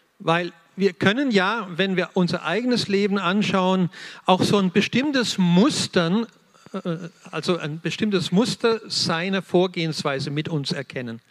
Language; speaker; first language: German; native; German